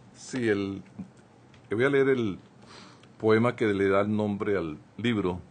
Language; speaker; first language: Spanish; native; Spanish